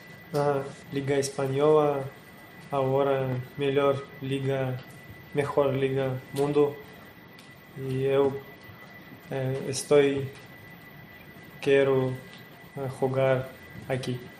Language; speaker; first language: Spanish; non-native, learner; Portuguese